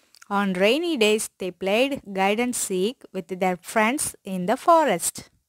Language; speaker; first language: English; non-native, local second language; Tamil